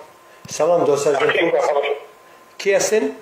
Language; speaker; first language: Persian; native; Persian